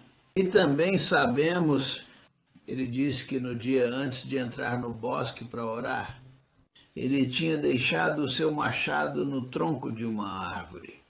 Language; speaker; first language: Portuguese; non-native, fluent; English